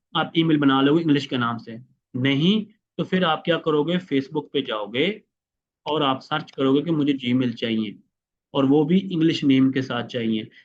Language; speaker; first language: Urdu; non-native, local second language; Punjabi